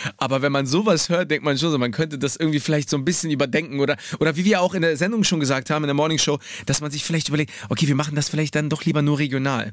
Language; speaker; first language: German; early bilingual, other home language; Polish